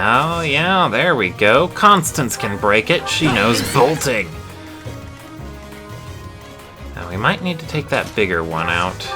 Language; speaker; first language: English; native; English